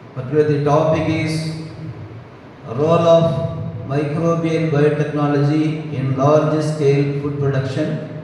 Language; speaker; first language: English; non-native, local second language; Tamil